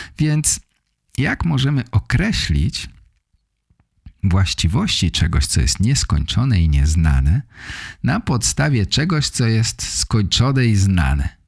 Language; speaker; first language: Polish; native; Polish